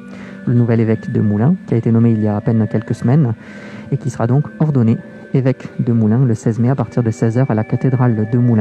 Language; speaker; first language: French; native; French